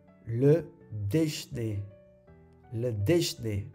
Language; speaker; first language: French; non-native, fluent; Sinhala